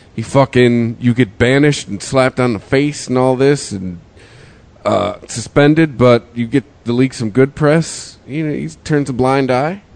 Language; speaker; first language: English; native; English